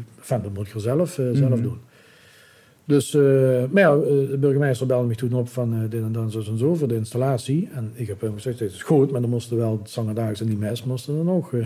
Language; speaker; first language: Dutch; non-native, local second language; Limburgish